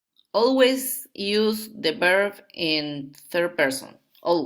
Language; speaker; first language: English; non-native, learner; Spanish